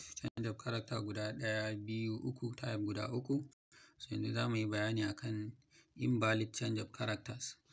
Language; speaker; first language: Hausa; non-native, local second language; Kanuri